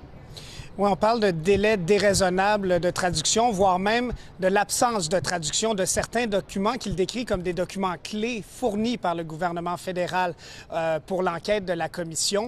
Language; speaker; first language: French; native; French